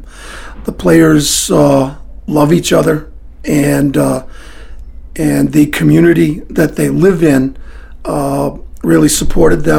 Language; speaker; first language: English; early bilingual, other home language; French